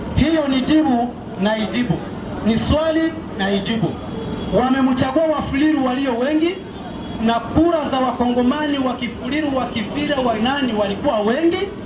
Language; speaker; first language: Swahili; non-native, local second language; Kinyarwanda